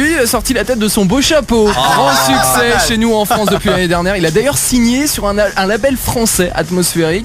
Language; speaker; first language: French; native; French